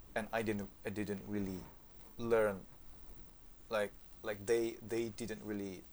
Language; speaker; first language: English; non-native, fluent; Indonesian